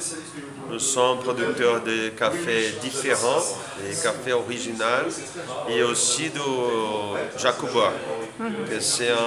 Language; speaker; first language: French; non-native, learner; Portuguese